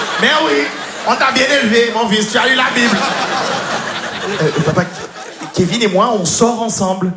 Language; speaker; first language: French; native; French